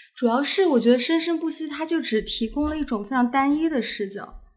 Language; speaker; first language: Chinese; native; Chinese